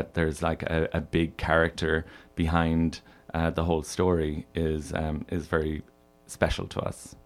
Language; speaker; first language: English; native; English